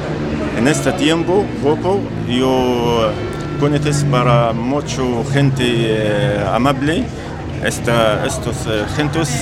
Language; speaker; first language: Spanish; non-native, learner; Arabic